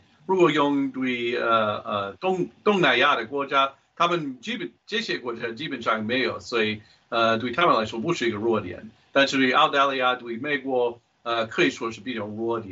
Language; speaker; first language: Chinese; non-native, fluent; English